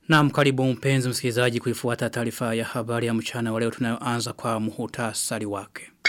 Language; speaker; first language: Swahili; non-native, local second language; Rundi